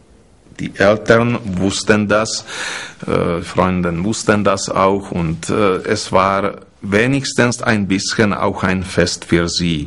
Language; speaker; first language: German; non-native, fluent; Romanian